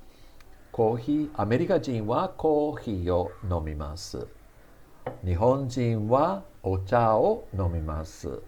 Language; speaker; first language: Japanese; non-native, fluent; English